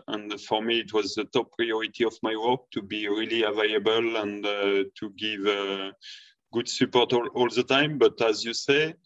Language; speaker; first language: English; non-native, fluent; French